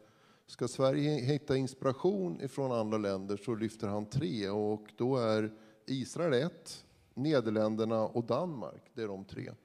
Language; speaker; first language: Swedish; native; Swedish